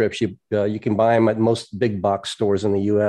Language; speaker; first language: English; native; English